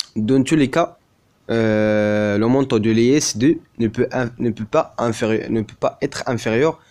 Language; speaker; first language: French; non-native, local second language; Arabic